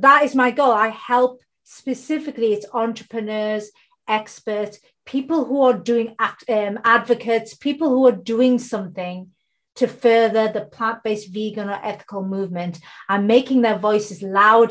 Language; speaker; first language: English; native; English